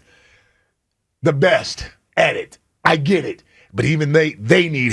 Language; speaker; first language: English; native; English